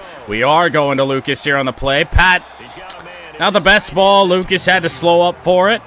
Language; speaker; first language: English; native; English